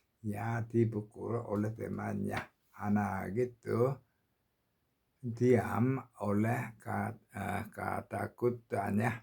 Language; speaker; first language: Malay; non-native, learner; Korean